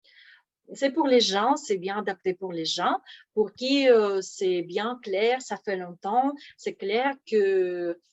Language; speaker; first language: French; non-native, fluent; Russian